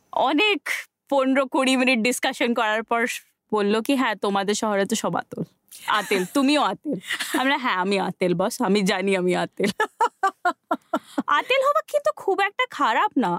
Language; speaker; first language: Bangla; early bilingual, heritage; Bangla